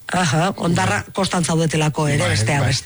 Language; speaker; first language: Basque; native; Basque